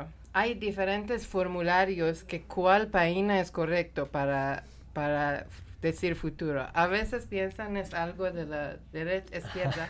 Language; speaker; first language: Spanish; non-native, learner; Persian